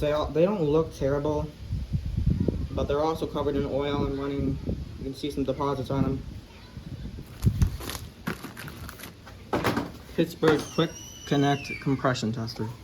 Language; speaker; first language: English; native; English